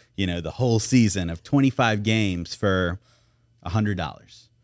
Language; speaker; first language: English; native; English